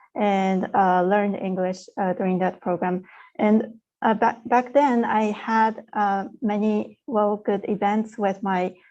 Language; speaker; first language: English; non-native, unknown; Japanese